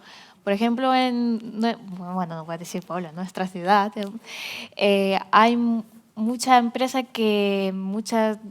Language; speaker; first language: Spanish; non-native, fluent; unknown